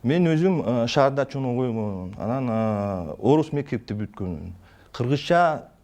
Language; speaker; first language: Kyrgyz; non-native, local second language; Russian